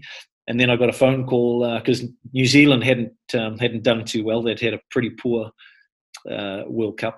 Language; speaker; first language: English; native; English